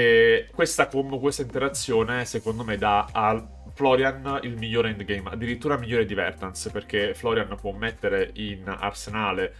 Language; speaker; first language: Italian; native; Italian